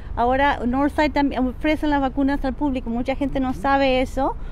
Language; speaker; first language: Spanish; native; Spanish